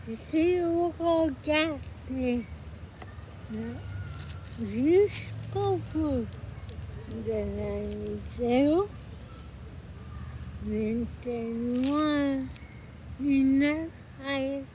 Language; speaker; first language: French; non-native, learner; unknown